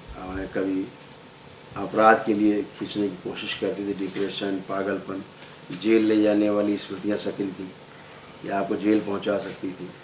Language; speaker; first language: Hindi; native; Hindi